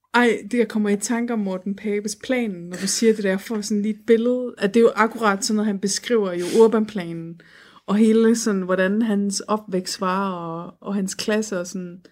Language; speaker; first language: Danish; early bilingual, other home language; Turkish